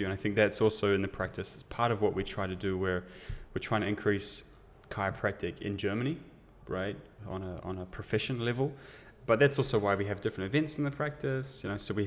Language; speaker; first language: English; native; English